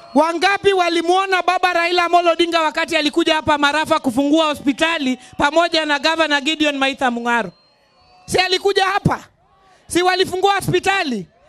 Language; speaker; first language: Swahili; non-native, local second language; Luo (Kenya and Tanzania)